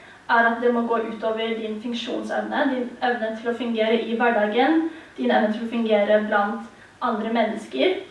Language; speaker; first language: Norwegian; early bilingual, heritage; Tigrinya